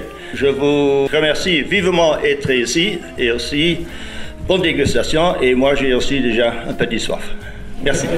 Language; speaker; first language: French; non-native, local second language; Luxembourgish